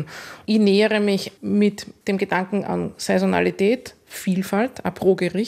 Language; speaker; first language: German; native; German